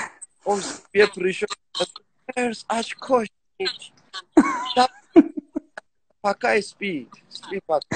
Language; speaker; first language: Russian; non-native, learner; Persian